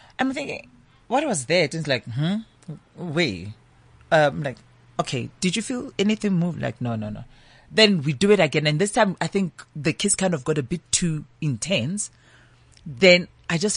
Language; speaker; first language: English; non-native, local second language; Northern Sotho